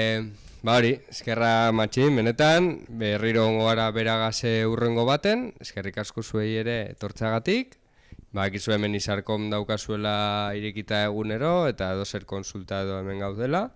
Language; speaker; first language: Basque; native; Basque